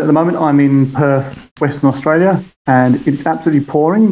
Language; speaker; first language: English; native; English